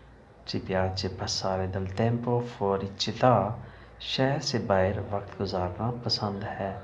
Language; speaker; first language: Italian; non-native, learner; Urdu